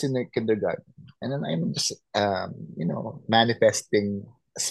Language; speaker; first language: English; non-native, local second language; Filipino